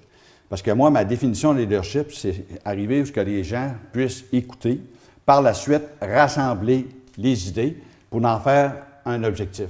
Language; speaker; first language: French; native; French